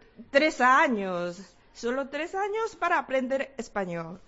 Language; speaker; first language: Spanish; non-native, learner; Korean